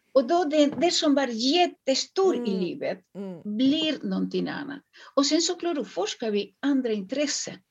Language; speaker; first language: Swedish; non-native, fluent; Spanish